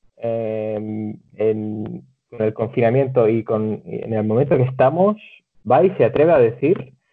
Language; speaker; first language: Spanish; early bilingual, other home language; Catalan